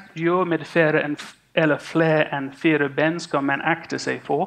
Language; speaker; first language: Swedish; non-native, fluent; English